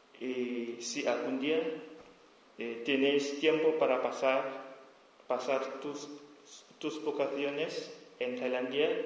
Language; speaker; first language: Spanish; non-native, learner; S'gaw Karen